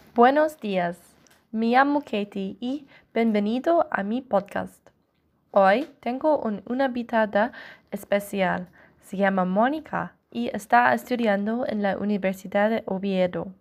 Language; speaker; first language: Spanish; non-native, learner; English